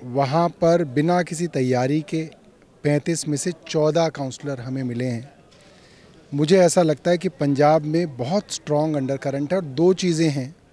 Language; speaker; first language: Hindi; native; Hindi